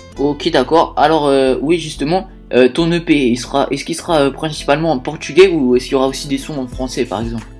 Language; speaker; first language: French; native; French